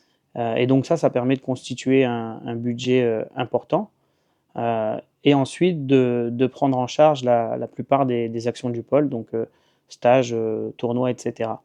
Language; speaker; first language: French; native; French